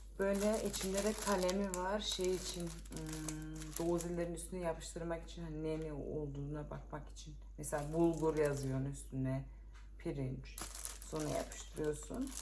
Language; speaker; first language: Turkish; early bilingual, heritage; Turkish